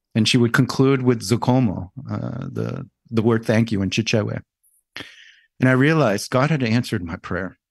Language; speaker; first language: English; native; English